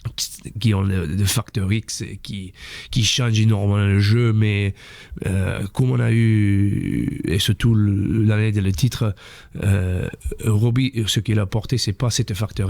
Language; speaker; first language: French; non-native, fluent; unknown